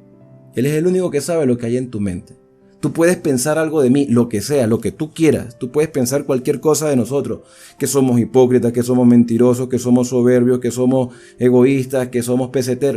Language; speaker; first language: Spanish; native; Spanish